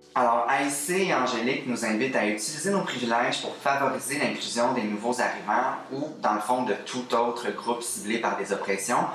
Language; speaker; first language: French; native; French